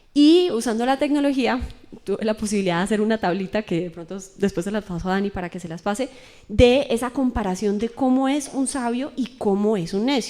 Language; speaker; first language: Spanish; native; Spanish